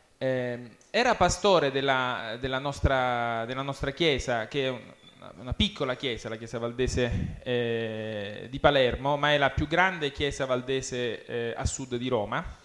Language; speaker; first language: Italian; early bilingual, other home language; English